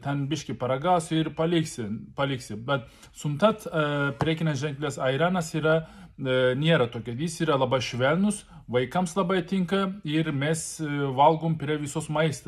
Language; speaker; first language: Lithuanian; non-native, learner; Turkish